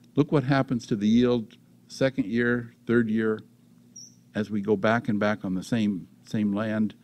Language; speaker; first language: English; native; English